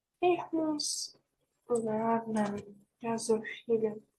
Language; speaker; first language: German; non-native, fluent; Ukrainian